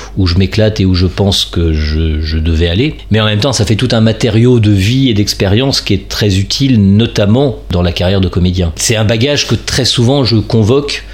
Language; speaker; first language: French; native; French